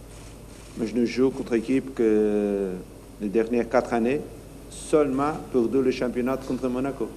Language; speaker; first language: French; non-native, learner; Portuguese